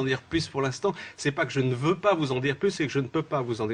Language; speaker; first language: French; native; French